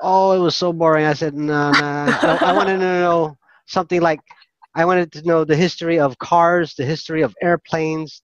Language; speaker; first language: English; non-native, fluent; Filipino